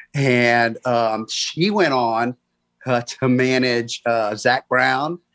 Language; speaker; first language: English; native; English